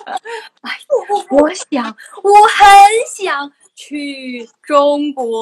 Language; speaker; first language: Chinese; non-native, learner; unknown